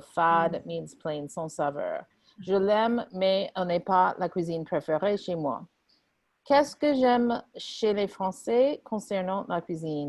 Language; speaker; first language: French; non-native, fluent; English